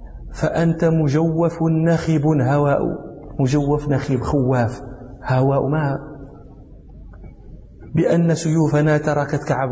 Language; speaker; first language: Arabic; native; Arabic